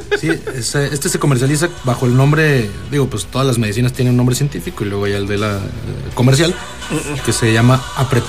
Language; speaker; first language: Spanish; native; Spanish